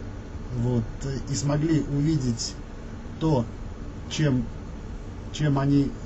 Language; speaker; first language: Russian; native; Russian